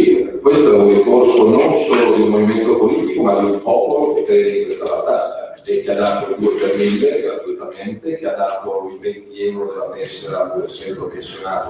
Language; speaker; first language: Italian; native; Italian